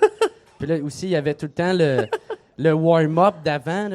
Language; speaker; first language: French; native; French